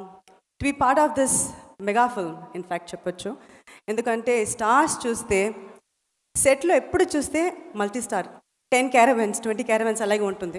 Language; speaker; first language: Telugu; non-native, fluent; Tamil